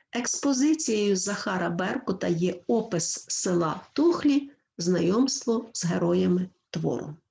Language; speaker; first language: Ukrainian; native; Ukrainian